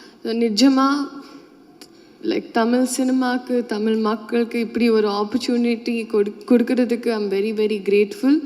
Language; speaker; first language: Tamil; non-native, fluent; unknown